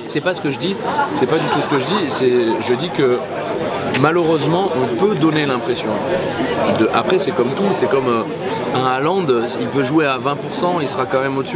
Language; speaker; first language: French; native; French